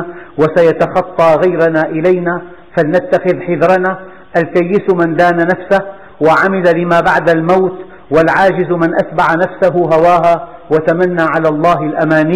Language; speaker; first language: Arabic; native; Arabic